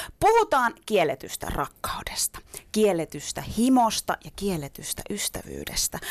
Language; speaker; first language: Finnish; early bilingual, other home language; Turkish